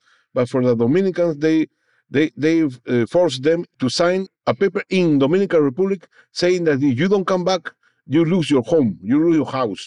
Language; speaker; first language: English; non-native, learner; Spanish